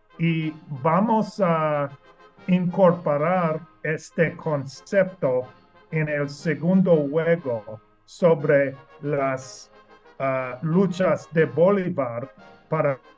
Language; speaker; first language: Spanish; non-native, learner; English